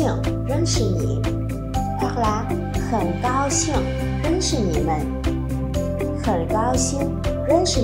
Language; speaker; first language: Chinese; non-native, fluent; Vietnamese